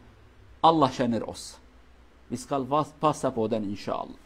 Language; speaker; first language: Norwegian; non-native, learner; Kurdish